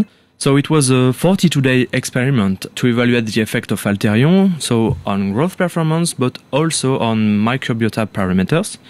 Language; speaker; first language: English; non-native, fluent; French